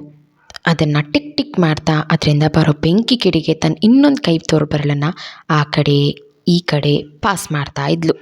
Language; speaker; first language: Kannada; native; Kannada